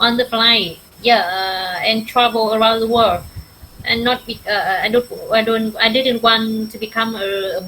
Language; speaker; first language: English; non-native, learner; Vietnamese